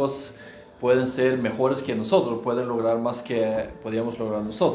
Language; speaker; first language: Spanish; non-native, fluent; Norwegian